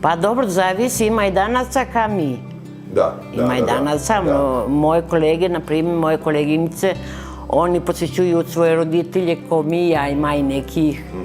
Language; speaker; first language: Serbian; early bilingual, other home language; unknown